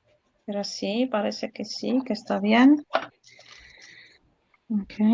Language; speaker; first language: Spanish; non-native, learner; Polish